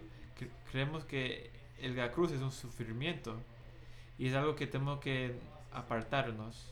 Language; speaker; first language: Spanish; non-native, fluent; English